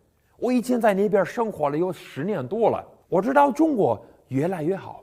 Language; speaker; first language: Chinese; non-native, fluent; English